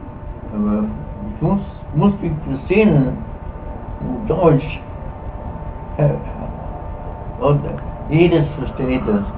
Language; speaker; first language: German; early bilingual, heritage; German